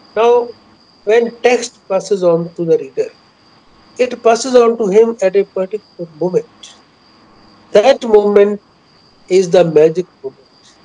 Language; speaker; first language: English; non-native, local second language; Punjabi